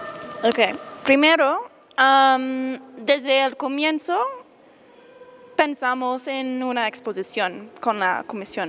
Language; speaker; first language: Spanish; non-native, fluent; English